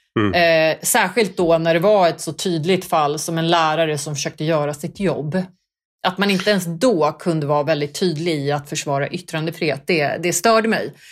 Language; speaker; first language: Swedish; early bilingual, other home language; Kurdish